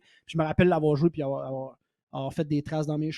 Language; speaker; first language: French; native; French